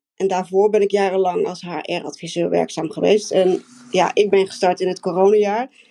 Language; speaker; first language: Dutch; native; Dutch